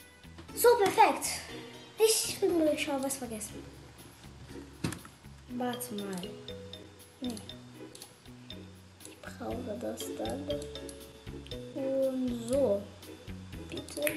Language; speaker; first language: German; non-native, learner; Portuguese